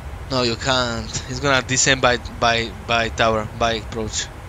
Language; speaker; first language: English; non-native, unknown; Slovak